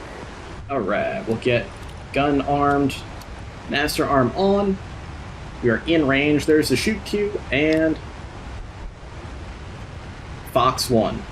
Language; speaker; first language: English; native; English